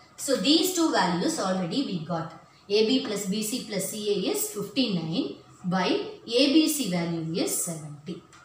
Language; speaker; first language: English; non-native, local second language; Tamil